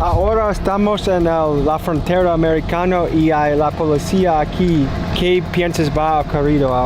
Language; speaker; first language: Spanish; non-native, learner; English